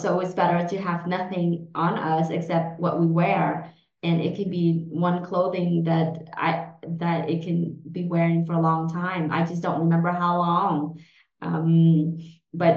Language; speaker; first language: English; early bilingual, other home language; Vietnamese